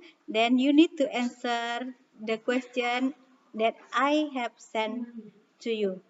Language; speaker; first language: English; non-native, fluent; Indonesian